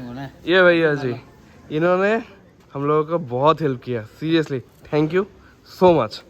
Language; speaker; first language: Hindi; non-native, local second language; Bangla